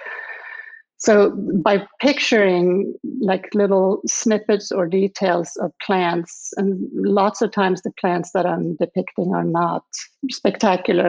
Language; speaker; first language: English; non-native, fluent; Swedish